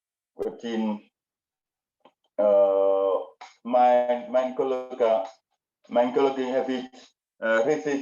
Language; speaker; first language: Welsh; non-native, learner; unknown